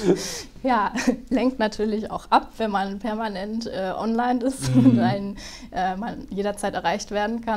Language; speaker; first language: German; native; German